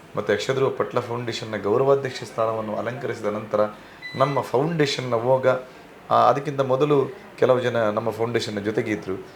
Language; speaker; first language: Kannada; non-native, local second language; Tulu